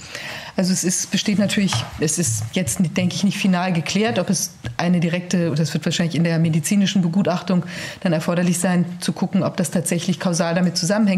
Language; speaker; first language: German; native; German